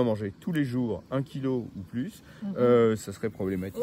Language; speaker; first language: French; native; French